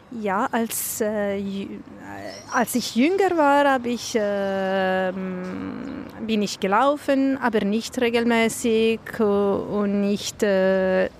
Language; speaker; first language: German; non-native, local second language; Italian